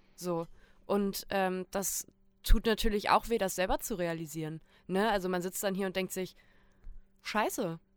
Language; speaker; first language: German; native; German